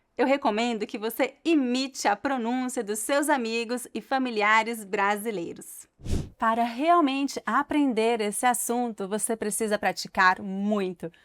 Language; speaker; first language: Portuguese; native; Portuguese